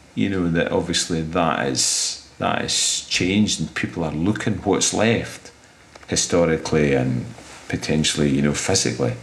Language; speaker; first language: English; native; English